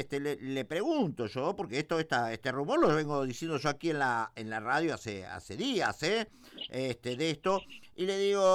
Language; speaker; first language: Spanish; native; Spanish